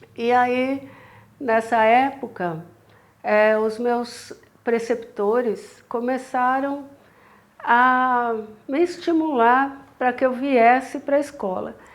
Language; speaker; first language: Portuguese; native; Portuguese